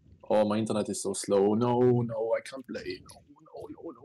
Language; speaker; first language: English; non-native, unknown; German